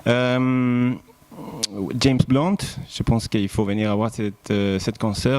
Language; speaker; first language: French; non-native, fluent; Spanish